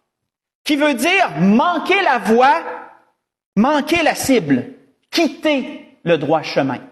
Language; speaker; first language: French; native; French